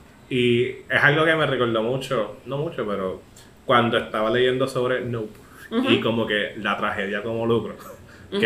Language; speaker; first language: Spanish; early bilingual, heritage; Spanish